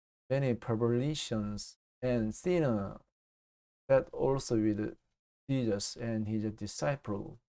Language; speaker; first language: English; non-native, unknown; Korean